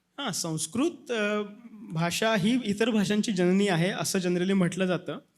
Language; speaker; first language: Marathi; native; Marathi